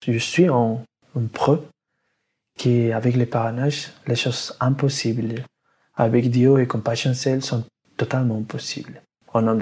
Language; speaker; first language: French; non-native, learner; Spanish